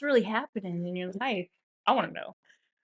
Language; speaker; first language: English; native; English